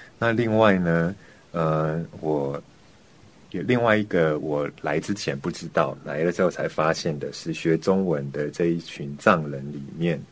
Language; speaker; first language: Chinese; native; Chinese